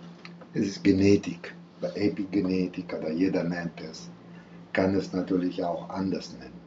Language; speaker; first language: German; non-native, fluent; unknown